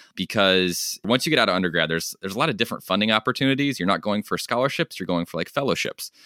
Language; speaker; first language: English; native; English